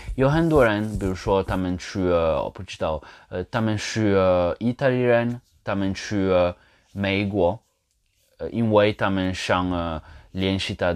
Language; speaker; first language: Chinese; non-native, learner; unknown